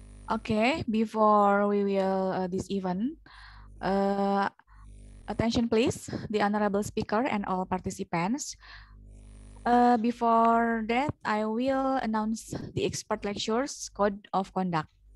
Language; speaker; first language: English; non-native, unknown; Indonesian